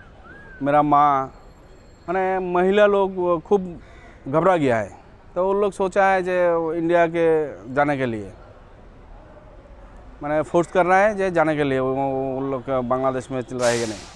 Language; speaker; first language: Hindi; non-native, local second language; Bangla